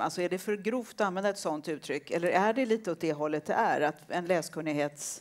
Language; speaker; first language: Swedish; native; Swedish